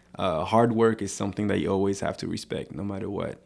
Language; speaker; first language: English; non-native, fluent; French